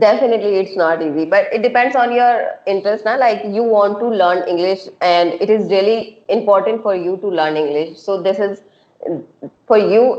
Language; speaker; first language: English; non-native, local second language; Hindi